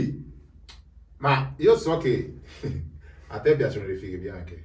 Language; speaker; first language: Italian; native; Italian